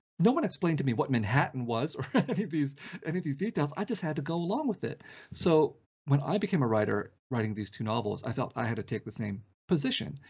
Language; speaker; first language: English; early bilingual, other home language; Vietnamese